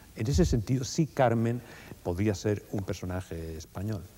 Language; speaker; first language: Spanish; native; Spanish